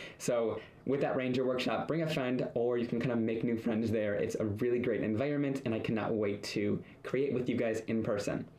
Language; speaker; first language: English; native; English